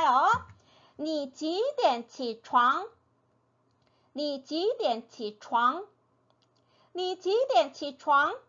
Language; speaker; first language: Chinese; non-native, fluent; Korean